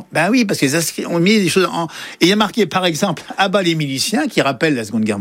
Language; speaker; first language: French; native; French